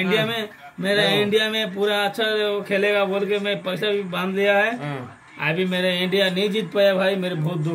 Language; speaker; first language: Hindi; non-native, local second language; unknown